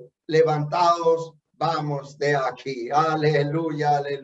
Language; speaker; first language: Spanish; native; Spanish